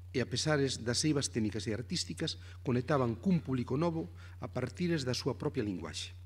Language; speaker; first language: Galician; native; Galician